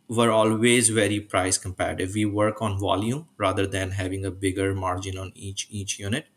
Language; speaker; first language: English; non-native, local second language; Urdu